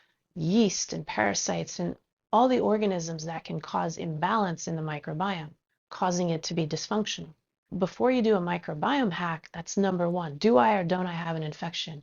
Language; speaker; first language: English; native; English